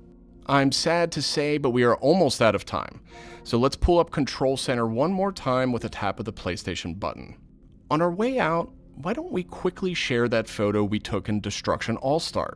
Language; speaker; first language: English; native; English